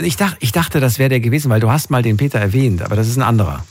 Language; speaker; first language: German; native; German